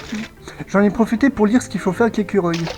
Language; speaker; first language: French; native; French